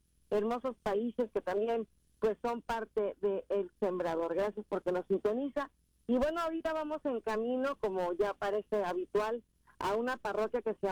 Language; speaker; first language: Spanish; native; Spanish